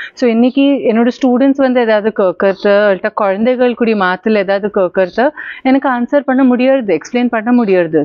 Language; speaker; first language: Tamil; early bilingual, heritage; Tamil